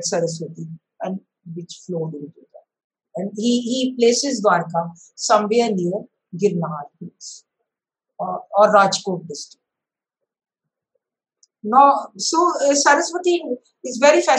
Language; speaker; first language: English; non-native, local second language; Hindi